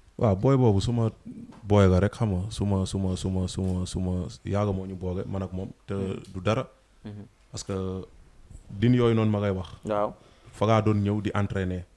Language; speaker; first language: Wolof; non-native, local second language; Serer